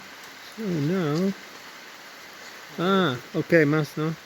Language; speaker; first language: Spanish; non-native, learner; English